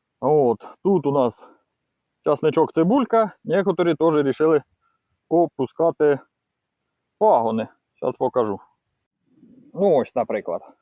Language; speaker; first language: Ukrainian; native; Ukrainian